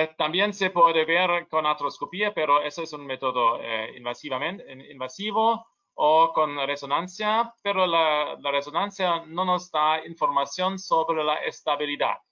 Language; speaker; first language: Spanish; non-native, learner; German